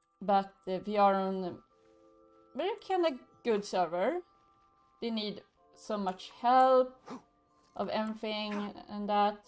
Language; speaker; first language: English; non-native, learner; Swedish